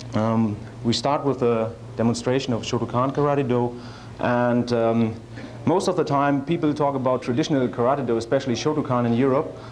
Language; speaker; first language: English; non-native, fluent; German